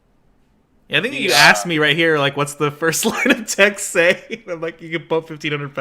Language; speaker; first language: English; native; English